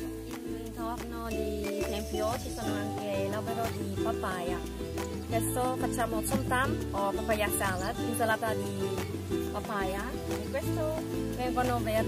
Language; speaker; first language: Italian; non-native, fluent; Thai